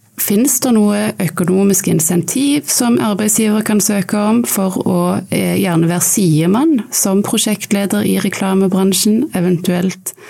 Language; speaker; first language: Norwegian; native; Norwegian